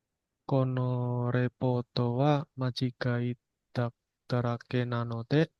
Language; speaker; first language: Japanese; non-native, learner; Indonesian